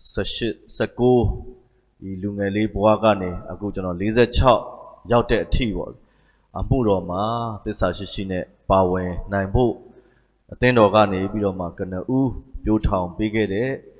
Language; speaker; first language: Burmese; non-native, local second language; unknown